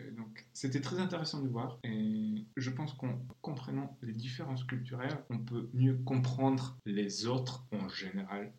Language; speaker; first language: French; non-native, fluent; Czech